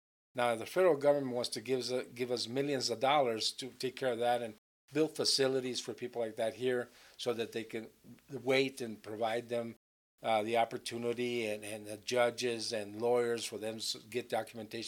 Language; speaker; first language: English; native; English